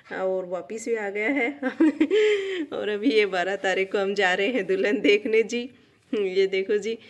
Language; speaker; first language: Hindi; native; Hindi